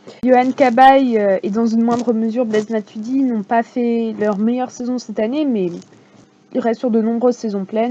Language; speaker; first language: French; native; French